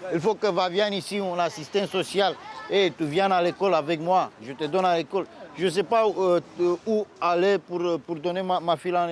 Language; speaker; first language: French; non-native, learner; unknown